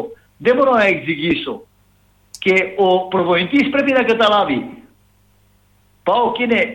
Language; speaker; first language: Greek; non-native, fluent; Serbian